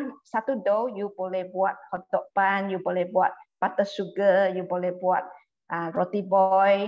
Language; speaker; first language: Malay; non-native, local second language; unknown